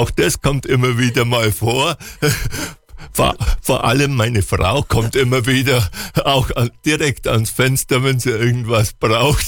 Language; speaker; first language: German; native; German